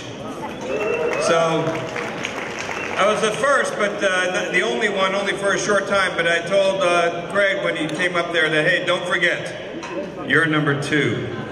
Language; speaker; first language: English; native; English